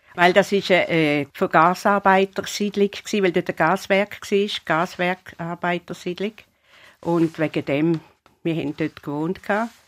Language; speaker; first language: German; native; German